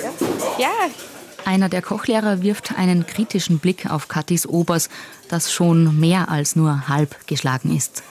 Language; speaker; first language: German; native; German